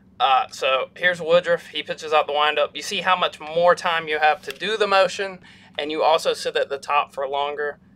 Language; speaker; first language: English; native; English